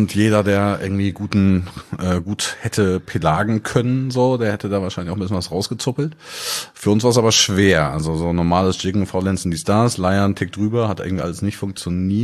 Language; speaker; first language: German; native; German